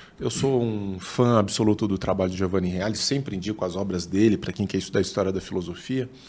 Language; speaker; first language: Portuguese; native; Portuguese